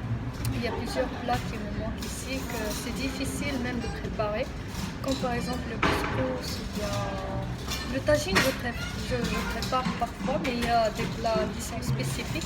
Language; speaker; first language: French; non-native, local second language; Arabic